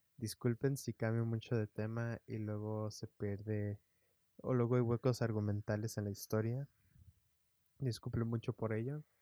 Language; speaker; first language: Spanish; early bilingual, heritage; Spanish